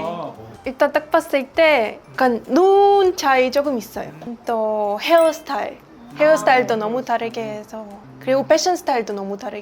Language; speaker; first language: Korean; non-native, fluent; Ukrainian